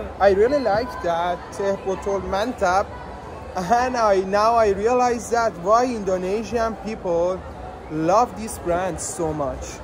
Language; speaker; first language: English; non-native, learner; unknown